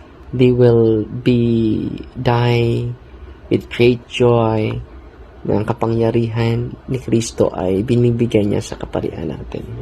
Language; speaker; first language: Filipino; native; Filipino